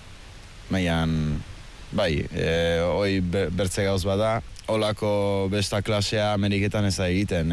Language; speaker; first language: Basque; early bilingual, heritage; Basque